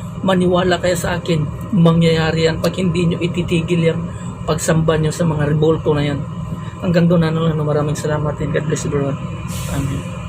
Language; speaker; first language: Filipino; non-native, local second language; Cebuano